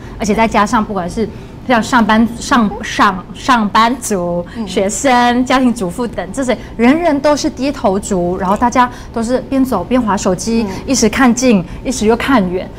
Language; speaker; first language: Chinese; native; Chinese